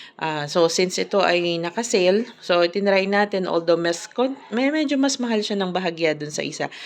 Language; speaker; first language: Filipino; native; Filipino